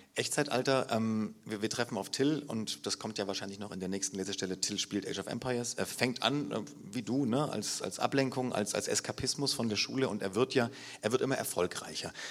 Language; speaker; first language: German; native; German